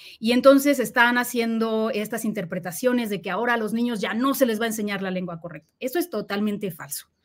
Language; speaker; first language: Spanish; native; Spanish